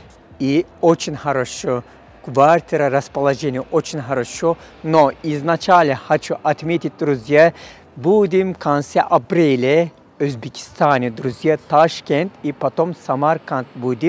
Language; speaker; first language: Russian; non-native, learner; Turkish